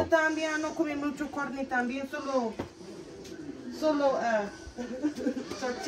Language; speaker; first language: Spanish; non-native, learner; English